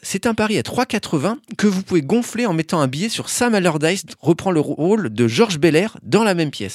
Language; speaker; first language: French; native; French